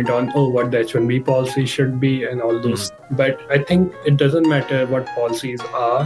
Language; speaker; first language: English; non-native, local second language; Hindi